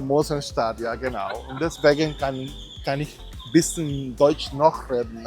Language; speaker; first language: German; non-native, learner; Spanish